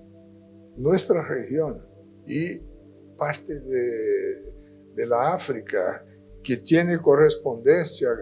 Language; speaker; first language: Spanish; non-native, fluent; Portuguese